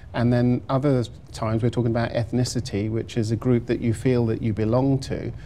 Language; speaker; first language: English; native; English